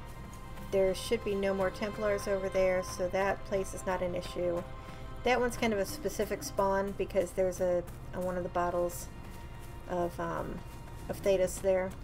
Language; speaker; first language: English; native; English